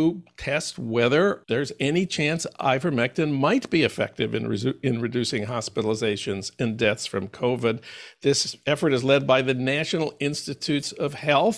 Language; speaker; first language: English; native; English